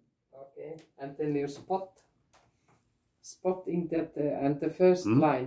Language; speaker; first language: English; non-native, learner; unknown